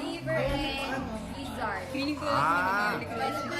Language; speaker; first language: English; non-native, local second language; Filipino